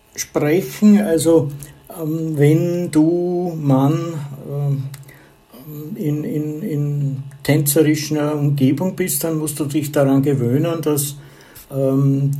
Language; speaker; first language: German; native; German